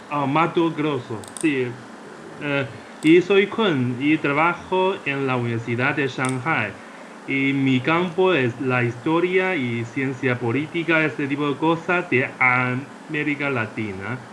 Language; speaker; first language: Spanish; non-native, fluent; Chinese